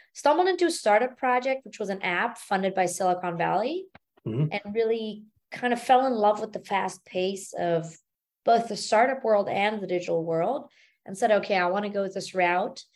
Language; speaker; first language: English; non-native, fluent; German